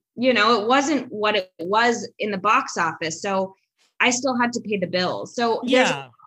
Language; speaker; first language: English; native; English